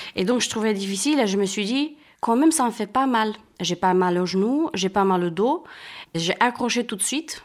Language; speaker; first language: French; non-native, fluent; Romanian